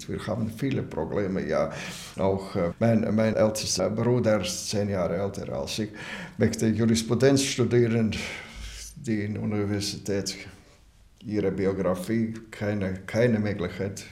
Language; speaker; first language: German; non-native, learner; Latvian